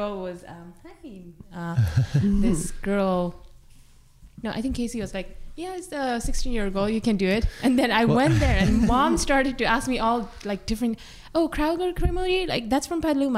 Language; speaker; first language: English; non-native, local second language; Sherpa